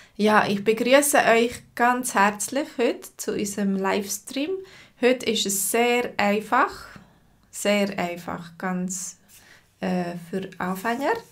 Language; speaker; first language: German; native; German